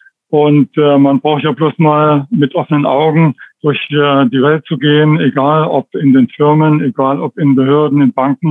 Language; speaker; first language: German; native; German